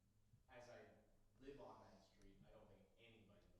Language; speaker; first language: English; native; English